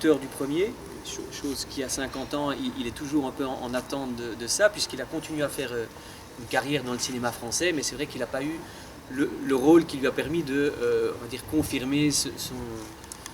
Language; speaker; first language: French; native; French